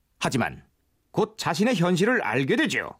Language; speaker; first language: Korean; native; Korean